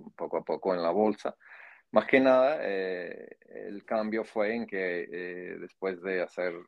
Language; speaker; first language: Spanish; non-native, fluent; English